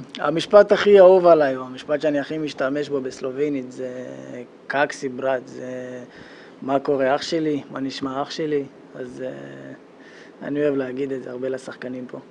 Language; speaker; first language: Hebrew; early bilingual, other home language; Amharic